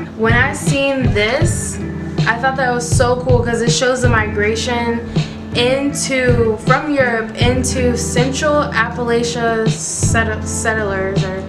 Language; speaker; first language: English; native; English